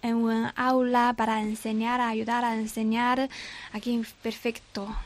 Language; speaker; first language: Spanish; non-native, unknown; Chinese